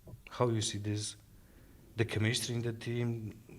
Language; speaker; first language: English; non-native, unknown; Polish